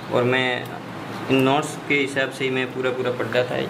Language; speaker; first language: Hindi; native; Hindi